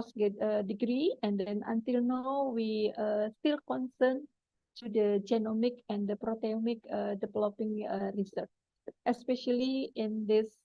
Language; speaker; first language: English; non-native, fluent; Indonesian